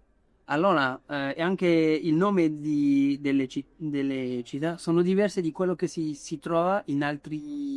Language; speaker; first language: Italian; non-native, fluent; French